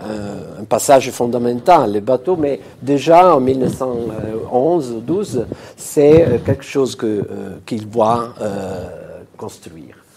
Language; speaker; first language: French; non-native, fluent; Italian